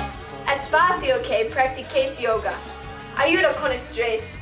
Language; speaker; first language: Spanish; non-native, learner; English